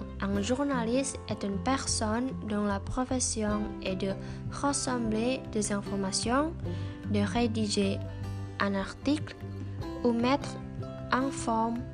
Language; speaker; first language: French; non-native, learner; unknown